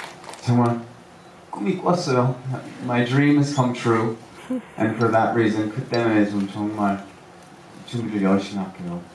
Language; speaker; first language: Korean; early bilingual, heritage; English